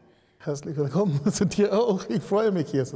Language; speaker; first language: German; non-native, fluent; English